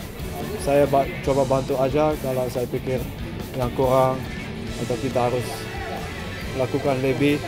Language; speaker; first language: Indonesian; non-native, fluent; Dutch